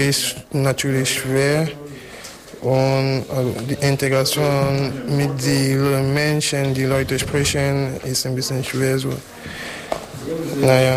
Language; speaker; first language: German; non-native, learner; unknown